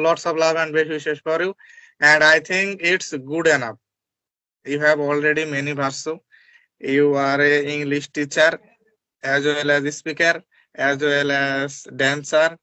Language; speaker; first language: English; non-native, learner; Bangla